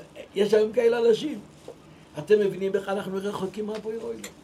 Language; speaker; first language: Hebrew; non-native, local second language; Yiddish